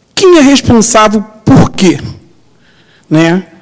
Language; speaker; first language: Portuguese; native; Portuguese